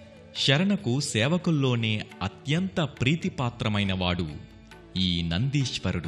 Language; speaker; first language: Telugu; native; Telugu